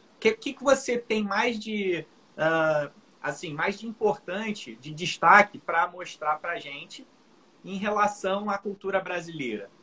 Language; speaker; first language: Portuguese; native; Portuguese